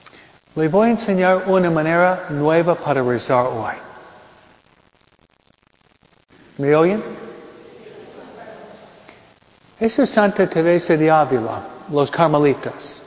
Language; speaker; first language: Spanish; non-native, fluent; English